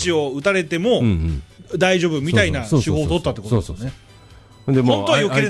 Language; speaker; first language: Japanese; native; Japanese